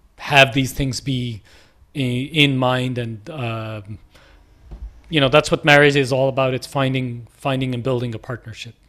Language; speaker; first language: English; non-native, local second language; Punjabi